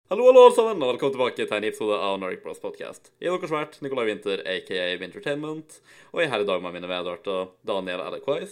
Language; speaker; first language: Norwegian; native; Norwegian